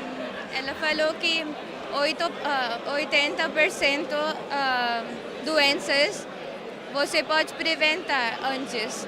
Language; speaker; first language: Portuguese; non-native, learner; Marathi